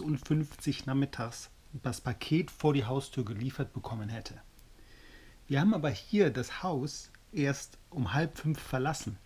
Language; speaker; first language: German; native; German